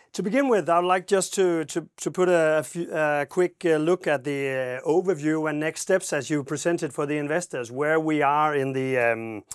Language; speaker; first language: English; non-native, fluent; Danish